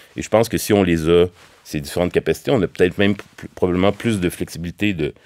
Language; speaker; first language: French; native; French